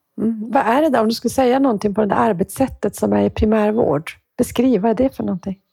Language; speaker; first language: Swedish; native; Swedish